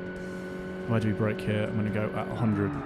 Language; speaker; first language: English; native; English